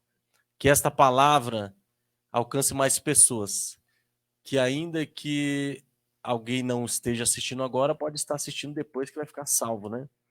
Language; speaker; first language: Portuguese; native; Portuguese